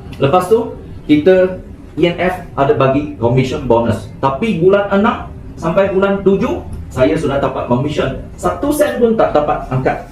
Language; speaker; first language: Malay; non-native, local second language; Chinese